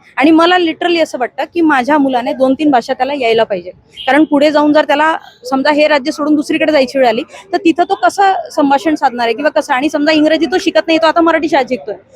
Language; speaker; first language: Marathi; non-native, local second language; Hindi